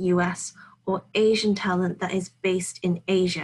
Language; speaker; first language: English; native; English